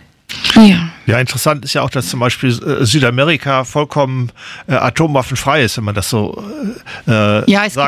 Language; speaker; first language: German; native; German